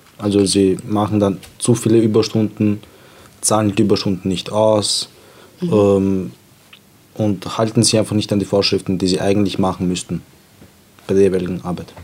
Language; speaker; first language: German; non-native, fluent; Serbian